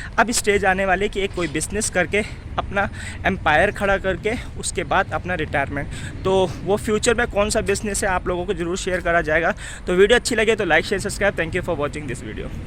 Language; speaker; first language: Hindi; native; Hindi